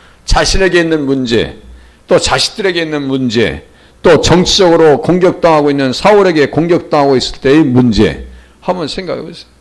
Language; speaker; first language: Korean; native; Korean